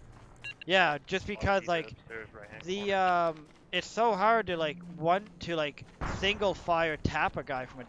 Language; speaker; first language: English; native; English